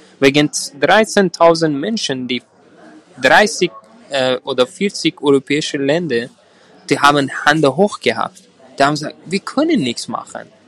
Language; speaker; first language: German; non-native, learner; Persian